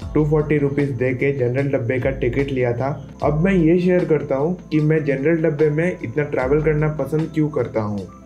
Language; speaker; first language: Hindi; non-native, local second language; Bangla